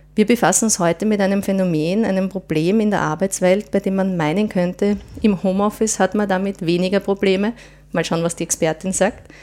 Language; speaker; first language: German; native; German